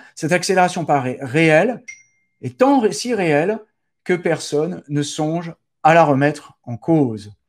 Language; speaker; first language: French; native; French